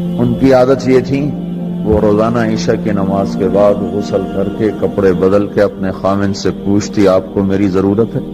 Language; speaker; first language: Urdu; non-native, local second language; Punjabi